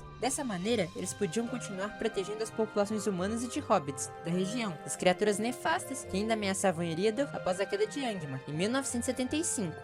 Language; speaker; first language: Portuguese; native; Portuguese